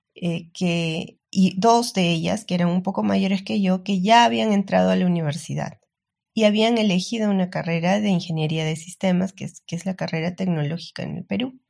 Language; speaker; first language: Spanish; native; Spanish